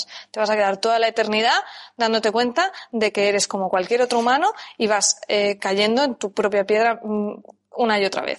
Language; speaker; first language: Spanish; native; Spanish